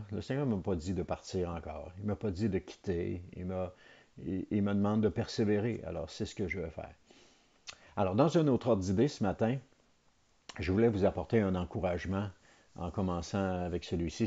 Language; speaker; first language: French; native; French